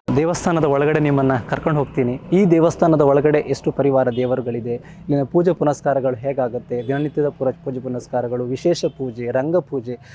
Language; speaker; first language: Kannada; native; Kannada